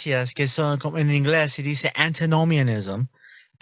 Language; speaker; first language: Spanish; non-native, learner; English